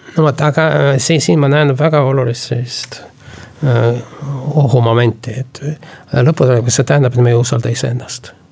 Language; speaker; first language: Estonian; non-native, local second language; Russian